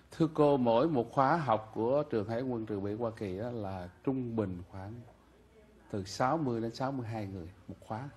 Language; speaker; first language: Vietnamese; native; Vietnamese